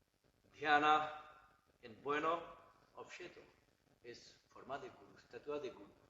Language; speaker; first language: Spanish; non-native, learner; Bangla